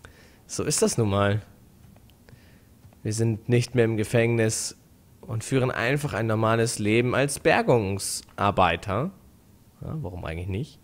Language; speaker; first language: German; native; German